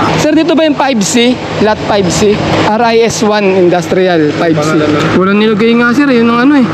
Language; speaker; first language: Filipino; native; Filipino